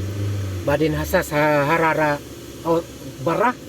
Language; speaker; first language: Arabic; non-native, learner; Filipino